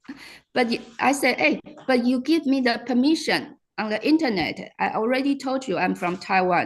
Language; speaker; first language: English; non-native, fluent; Chinese